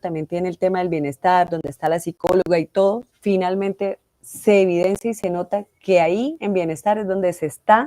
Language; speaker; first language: Spanish; native; Spanish